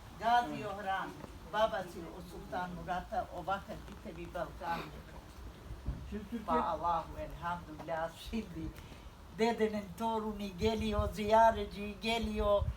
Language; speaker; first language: Turkish; non-native, local second language; Bosnian